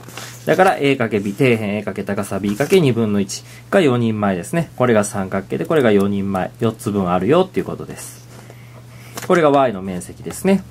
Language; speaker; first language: Japanese; native; Japanese